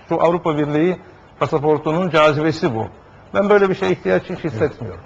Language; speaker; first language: Turkish; native; Turkish